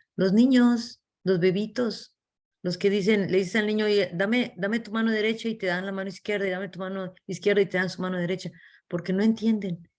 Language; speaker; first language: Spanish; early bilingual, heritage; English